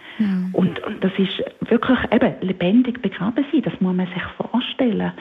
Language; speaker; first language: German; native; German